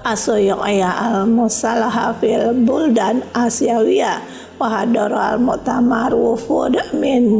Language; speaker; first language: Arabic; non-native, fluent; Indonesian